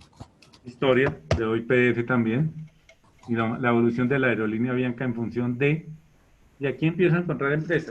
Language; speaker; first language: Spanish; native; Spanish